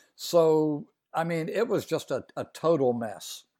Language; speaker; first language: English; native; English